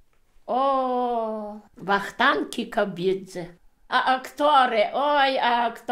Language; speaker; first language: Polish; early bilingual, heritage; Polish